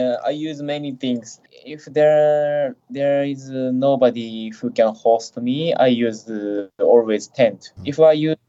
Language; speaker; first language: English; non-native, fluent; Japanese